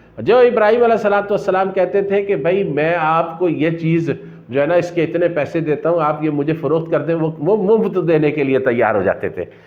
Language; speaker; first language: Urdu; native; Urdu